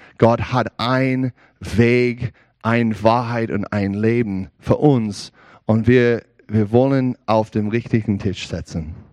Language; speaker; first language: German; non-native, learner; English